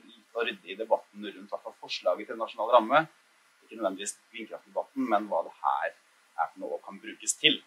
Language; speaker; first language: Norwegian; native; Norwegian